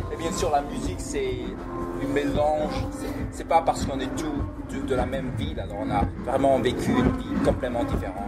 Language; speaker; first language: French; early bilingual, other home language; Cantonese